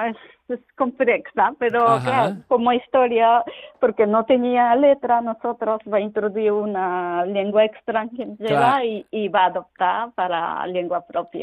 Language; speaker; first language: Catalan; non-native, learner; Japanese